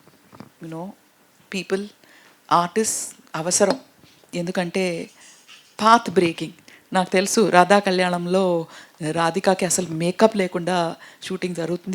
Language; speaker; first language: Telugu; non-native, fluent; Tamil